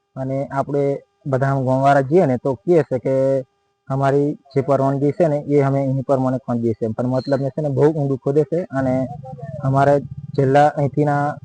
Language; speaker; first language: Gujarati; native; Gujarati